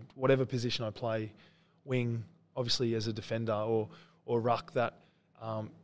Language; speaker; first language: English; native; English